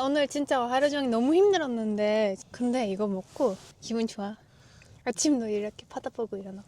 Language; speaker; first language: Korean; non-native, fluent; Turkish